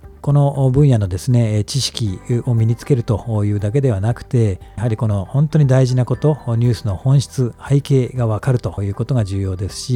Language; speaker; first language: Japanese; native; Japanese